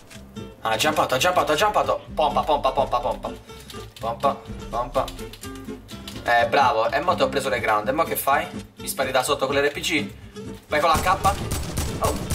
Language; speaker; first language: Italian; native; Italian